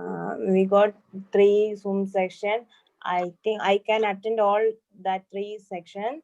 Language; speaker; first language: English; non-native, learner; Malayalam